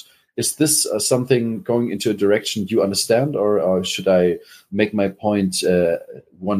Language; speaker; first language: English; non-native, fluent; German